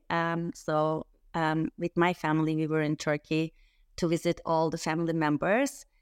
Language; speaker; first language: English; non-native, fluent; Turkish